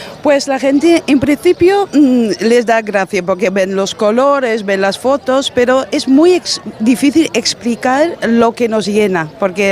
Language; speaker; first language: Spanish; non-native, fluent; Dutch